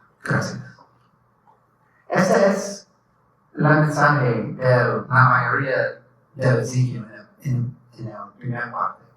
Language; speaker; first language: Spanish; non-native, learner; English